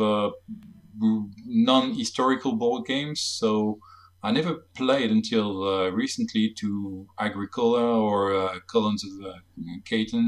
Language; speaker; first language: English; non-native, fluent; French